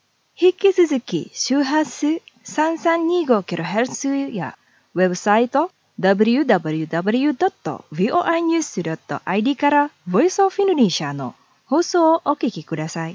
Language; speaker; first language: Japanese; non-native, fluent; Indonesian